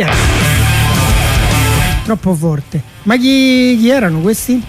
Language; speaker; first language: Italian; native; Italian